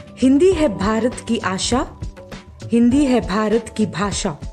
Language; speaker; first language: Hindi; non-native, local second language; Malayalam